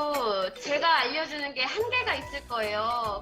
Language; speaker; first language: Korean; native; Korean